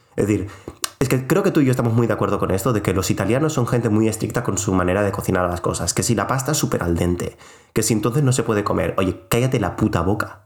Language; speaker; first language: Spanish; non-native, local second language; Catalan